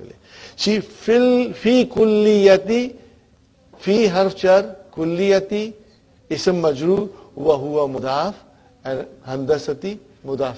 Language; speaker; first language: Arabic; non-native, fluent; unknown